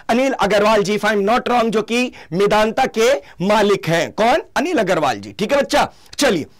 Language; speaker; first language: Hindi; native; Hindi